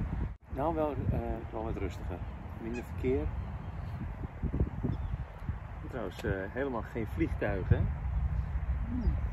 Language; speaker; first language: Dutch; native; Dutch